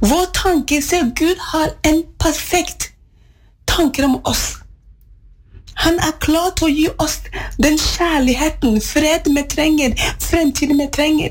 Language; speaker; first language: Swedish; non-native, fluent; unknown